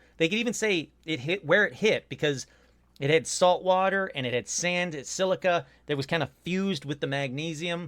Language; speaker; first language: English; native; English